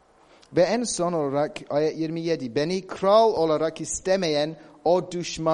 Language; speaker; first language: Turkish; non-native, fluent; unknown